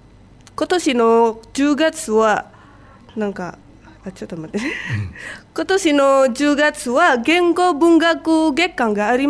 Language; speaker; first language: Japanese; non-native, fluent; Indonesian